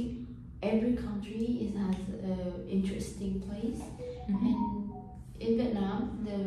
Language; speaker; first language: English; non-native, learner; Vietnamese